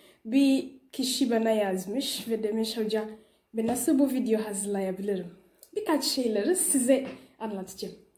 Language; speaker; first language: Turkish; non-native, learner; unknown